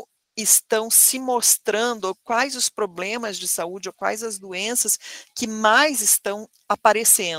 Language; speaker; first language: Portuguese; native; Portuguese